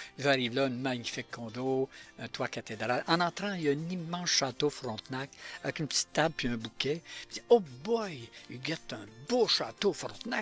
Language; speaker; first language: French; native; French